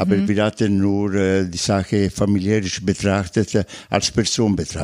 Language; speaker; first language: German; non-native, fluent; Italian